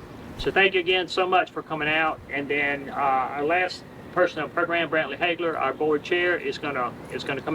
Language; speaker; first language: English; native; English